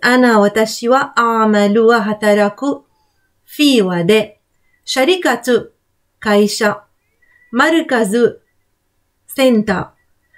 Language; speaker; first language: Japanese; non-native, fluent; Arabic